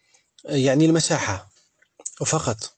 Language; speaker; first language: Arabic; native; Arabic